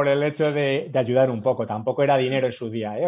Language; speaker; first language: Spanish; native; Spanish